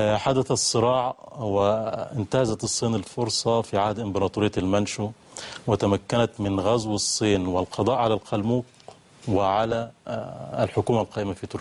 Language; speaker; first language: Arabic; native; Arabic